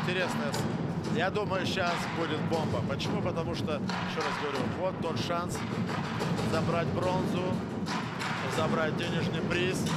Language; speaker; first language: Russian; native; Russian